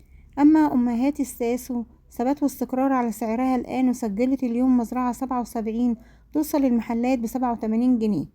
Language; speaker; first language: Arabic; native; Arabic